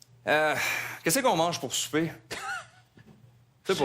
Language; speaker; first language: French; native; French